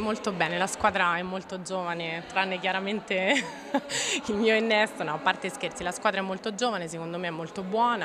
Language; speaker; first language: Italian; native; Italian